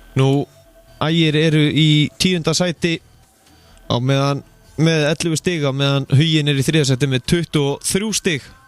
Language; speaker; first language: Icelandic; native; Icelandic